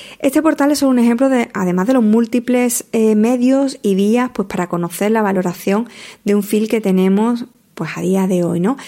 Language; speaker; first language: Spanish; native; Spanish